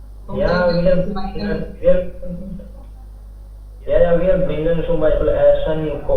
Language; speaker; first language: German; non-native, learner; Hindi